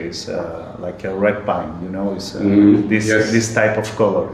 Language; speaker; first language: English; non-native, learner; Spanish